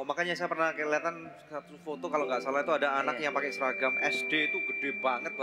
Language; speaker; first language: Indonesian; native; Indonesian